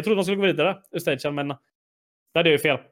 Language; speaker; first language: Swedish; native; Swedish